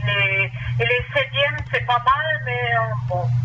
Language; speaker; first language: French; non-native, learner; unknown